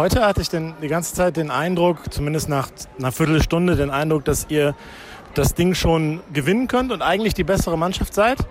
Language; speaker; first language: German; native; German